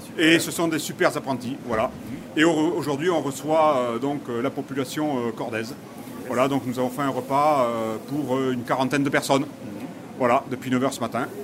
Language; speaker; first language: French; native; French